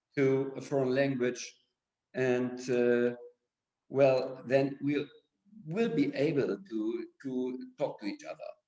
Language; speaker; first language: English; non-native, fluent; German